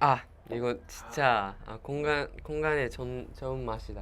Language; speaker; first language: Korean; non-native, learner; Japanese